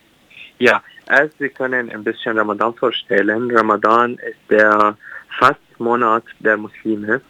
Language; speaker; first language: German; non-native, learner; Arabic